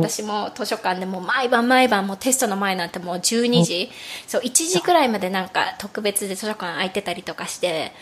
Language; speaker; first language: Japanese; native; Japanese